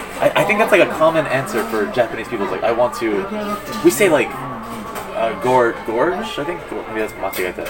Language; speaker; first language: English; native; English